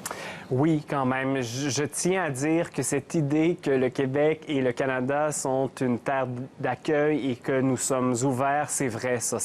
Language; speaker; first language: French; native; French